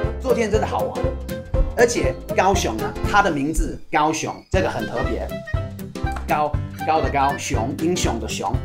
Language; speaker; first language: Chinese; non-native, fluent; English